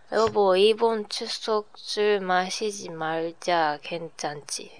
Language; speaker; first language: Korean; non-native, learner; Japanese